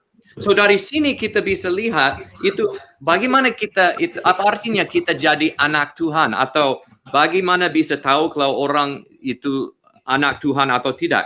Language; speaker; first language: Indonesian; non-native, learner; English